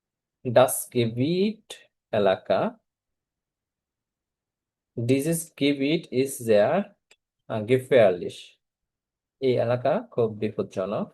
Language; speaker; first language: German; non-native, fluent; Bangla